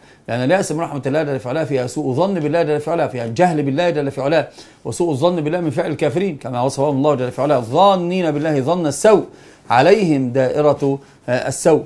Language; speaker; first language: Arabic; native; Arabic